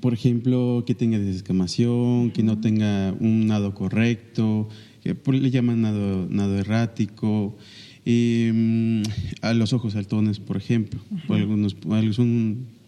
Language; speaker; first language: Spanish; native; Spanish